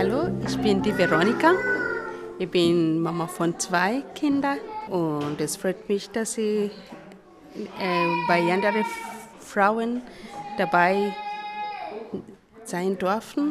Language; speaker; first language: German; non-native, learner; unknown